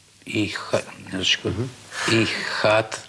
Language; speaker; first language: German; non-native, learner; Russian